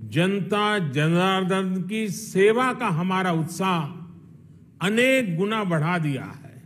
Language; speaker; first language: Hindi; non-native, local second language; Gujarati